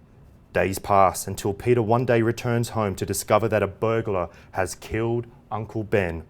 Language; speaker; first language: English; native; English